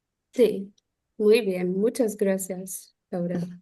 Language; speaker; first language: Spanish; non-native, fluent; Arabic